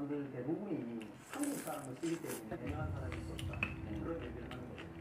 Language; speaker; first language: Korean; native; Korean